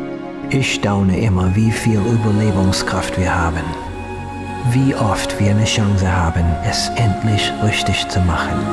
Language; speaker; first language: German; non-native, fluent; English